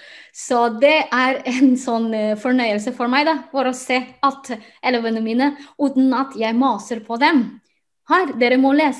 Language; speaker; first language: Norwegian; non-native, fluent; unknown